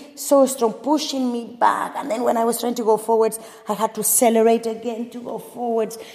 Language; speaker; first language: English; non-native, fluent; Spanish